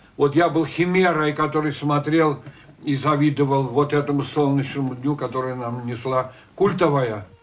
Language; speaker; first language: Russian; non-native, local second language; Armenian